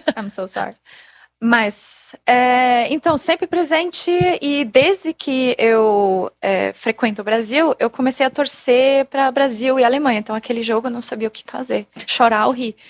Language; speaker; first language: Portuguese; non-native, fluent; German